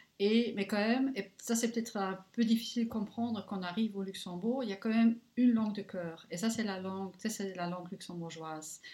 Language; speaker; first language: French; non-native, local second language; Luxembourgish